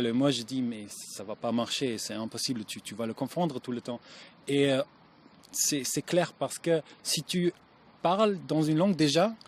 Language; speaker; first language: French; non-native, learner; German